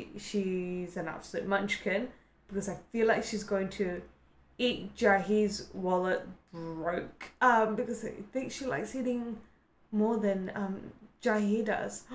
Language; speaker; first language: English; native; English